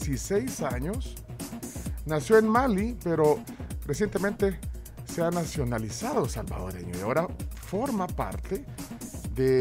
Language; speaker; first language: Spanish; native; Spanish